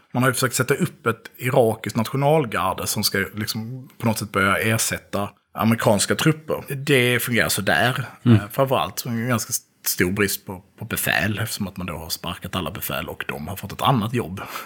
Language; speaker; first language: Swedish; native; Swedish